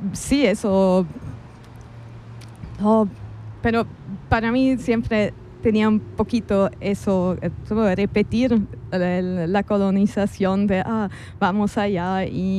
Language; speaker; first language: Spanish; non-native, fluent; German